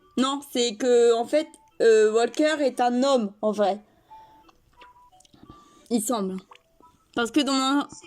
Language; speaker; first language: French; native; French